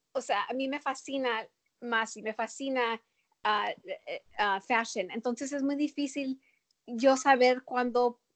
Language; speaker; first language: Spanish; early bilingual, heritage; Spanish